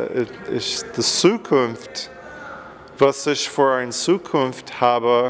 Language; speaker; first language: German; non-native, learner; English